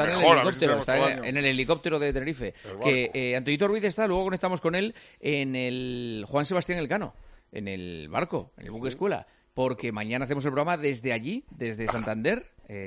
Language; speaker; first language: Spanish; native; Spanish